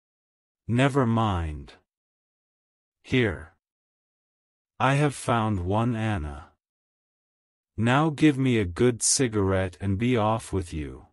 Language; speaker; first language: English; non-native, local second language; Urdu